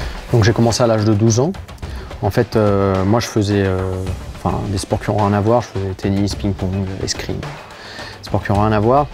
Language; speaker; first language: French; native; French